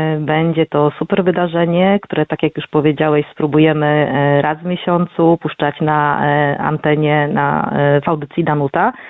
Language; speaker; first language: Polish; native; Polish